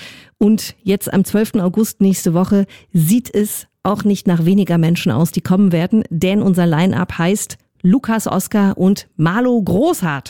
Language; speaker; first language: German; native; German